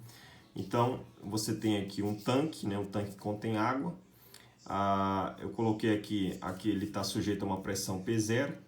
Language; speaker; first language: Portuguese; native; Portuguese